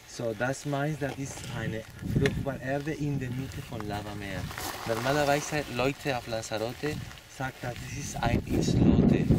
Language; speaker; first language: German; non-native, learner; Spanish